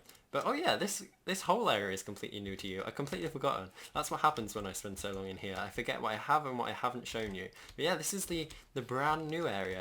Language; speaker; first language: English; native; English